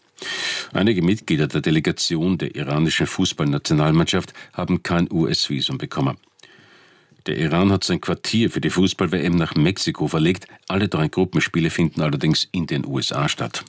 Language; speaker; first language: German; native; German